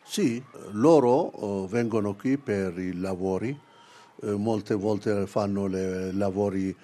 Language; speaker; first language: Italian; non-native, fluent; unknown